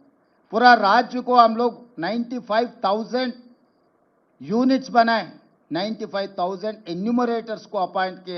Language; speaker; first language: Hindi; non-native, local second language; Telugu